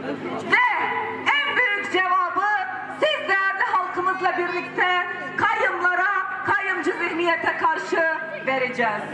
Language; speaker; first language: Turkish; native; Turkish